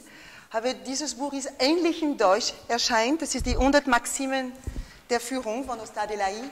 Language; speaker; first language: German; non-native, fluent; French